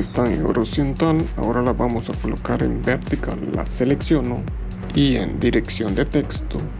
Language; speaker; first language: Spanish; native; Spanish